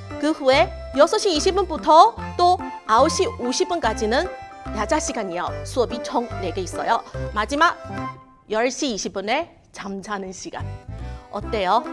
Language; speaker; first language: Korean; non-native, learner; Chinese